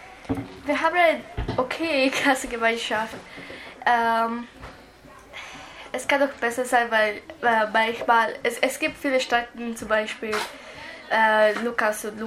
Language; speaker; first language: German; early bilingual, other home language; Croatian